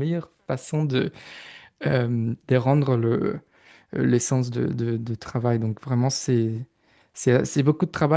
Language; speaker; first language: French; non-native, fluent; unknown